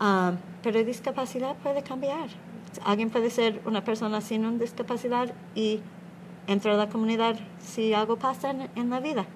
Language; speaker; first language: Spanish; non-native, learner; English